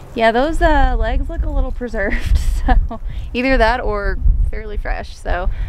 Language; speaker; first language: English; native; English